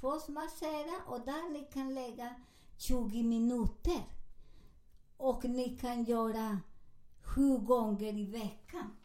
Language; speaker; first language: Swedish; non-native, learner; Spanish